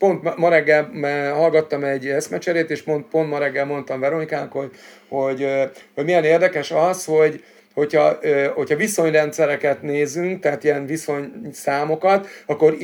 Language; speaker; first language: Hungarian; native; Hungarian